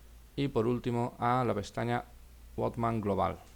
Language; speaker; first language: Spanish; native; Spanish